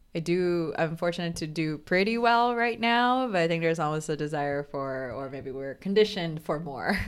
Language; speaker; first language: English; non-native, local second language; Bangla